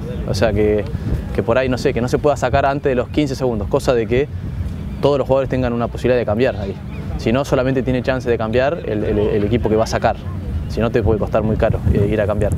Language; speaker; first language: Spanish; native; Spanish